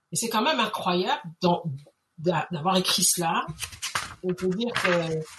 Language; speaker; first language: French; native; French